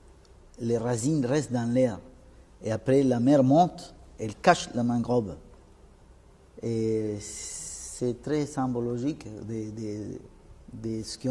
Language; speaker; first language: French; non-native, fluent; Spanish